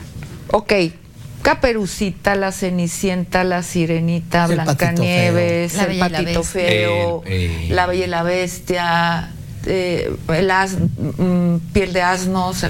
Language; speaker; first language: Spanish; native; Spanish